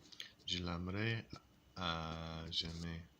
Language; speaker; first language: French; non-native, learner; English